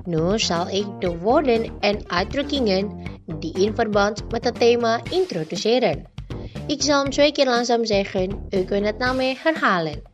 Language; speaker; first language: Dutch; non-native, learner; Indonesian